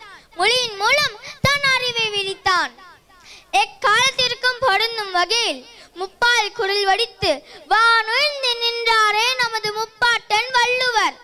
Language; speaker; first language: Tamil; early bilingual, heritage; Tamil